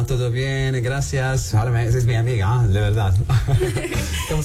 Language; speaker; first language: Spanish; non-native, learner; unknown